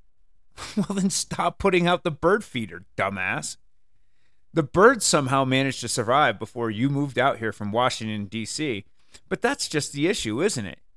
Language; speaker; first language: English; native; English